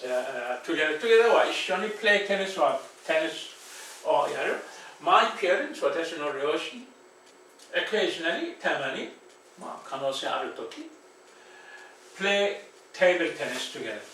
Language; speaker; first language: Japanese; non-native, fluent; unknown